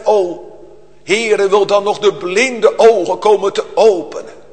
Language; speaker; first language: Dutch; native; Dutch